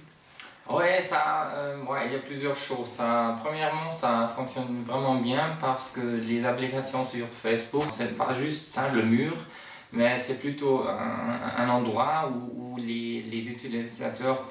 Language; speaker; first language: French; non-native, fluent; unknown